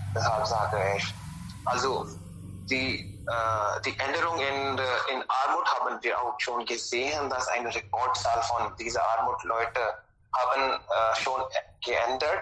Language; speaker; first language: German; non-native, learner; Hindi